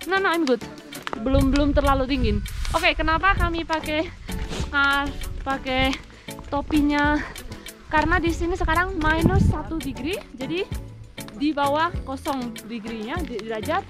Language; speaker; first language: Indonesian; non-native, fluent; Spanish